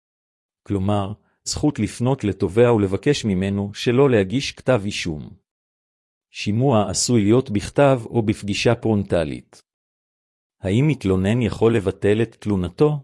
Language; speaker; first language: Hebrew; native; Hebrew